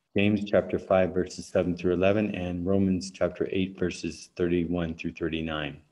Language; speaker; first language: English; native; English